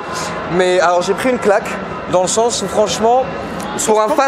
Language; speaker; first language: French; native; French